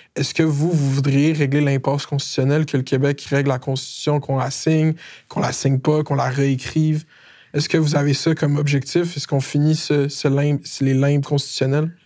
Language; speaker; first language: French; native; French